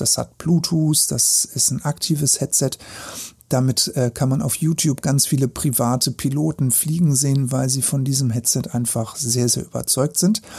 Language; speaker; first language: German; native; German